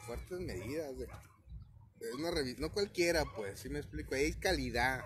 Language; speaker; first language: Spanish; native; Spanish